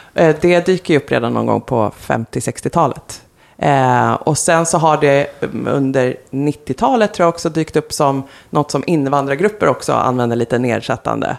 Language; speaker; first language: Swedish; native; Swedish